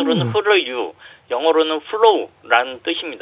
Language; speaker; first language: Korean; native; Korean